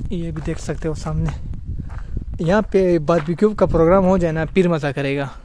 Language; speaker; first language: Urdu; non-native, local second language; Pashto